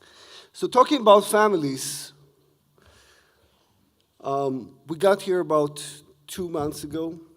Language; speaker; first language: English; non-native, fluent; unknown